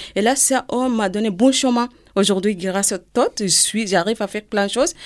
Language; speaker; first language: French; non-native, learner; Arabic